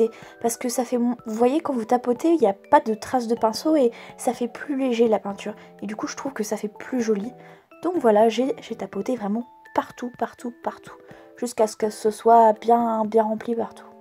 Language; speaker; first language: French; native; French